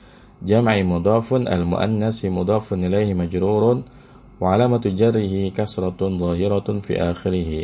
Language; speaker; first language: Arabic; non-native, fluent; Indonesian